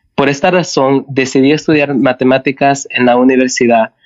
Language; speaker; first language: Spanish; early bilingual, other home language; English